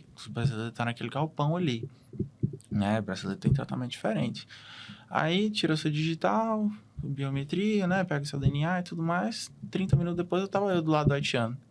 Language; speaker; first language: Portuguese; native; Portuguese